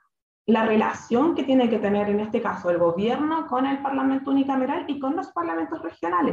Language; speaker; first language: Spanish; native; Spanish